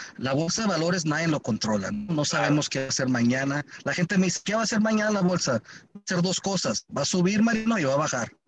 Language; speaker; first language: Spanish; early bilingual, heritage; Spanish